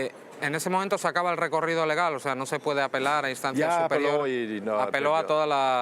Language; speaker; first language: Spanish; native; Spanish